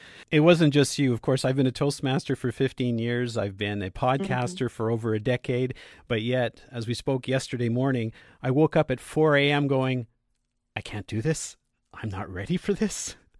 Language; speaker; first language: English; native; English